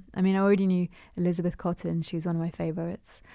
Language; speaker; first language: English; native; English